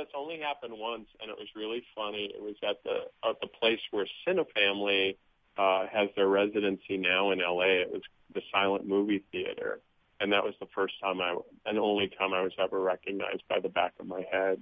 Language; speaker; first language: English; native; English